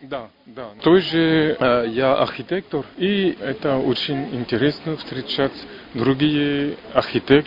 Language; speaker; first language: Russian; non-native, learner; French